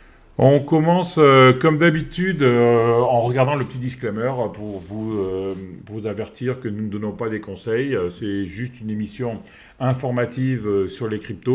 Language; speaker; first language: French; native; French